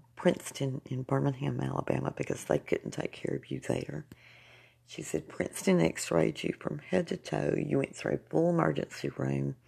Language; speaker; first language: English; native; English